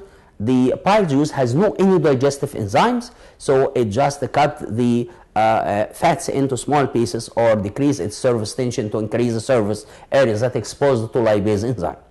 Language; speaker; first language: English; non-native, local second language; Arabic